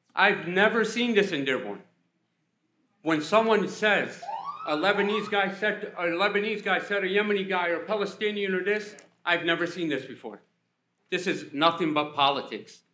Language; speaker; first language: English; native; English